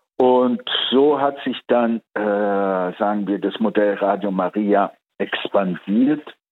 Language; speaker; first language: German; early bilingual, heritage; Italian